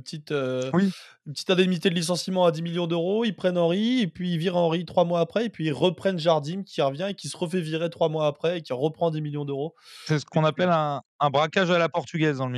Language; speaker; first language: French; native; French